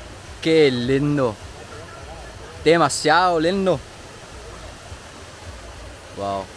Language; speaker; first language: Spanish; non-native, learner; German